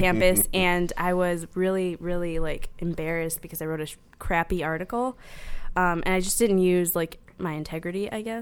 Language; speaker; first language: English; native; English